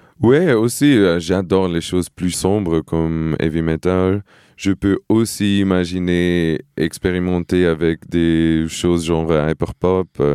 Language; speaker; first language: French; non-native, fluent; Portuguese